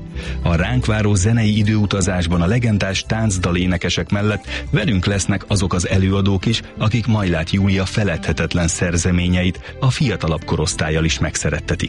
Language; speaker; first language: Hungarian; native; Hungarian